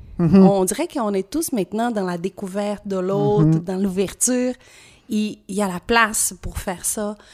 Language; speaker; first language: French; non-native, fluent; Portuguese